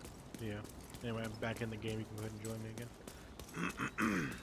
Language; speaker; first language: English; native; English